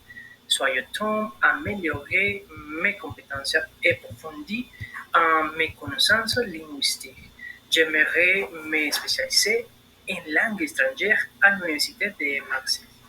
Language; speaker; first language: French; non-native, learner; Spanish